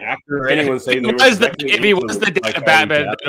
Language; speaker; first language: English; native; English